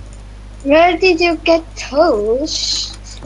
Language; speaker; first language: English; non-native, learner; Estonian